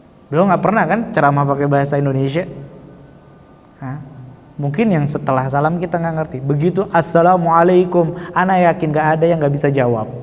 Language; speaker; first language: Indonesian; native; Indonesian